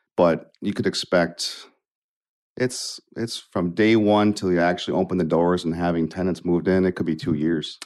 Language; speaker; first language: English; native; English